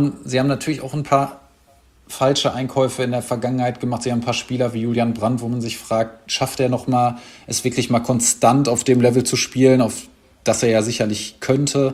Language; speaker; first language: German; native; German